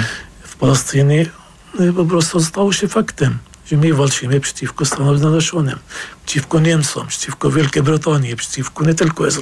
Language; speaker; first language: Polish; non-native, fluent; Arabic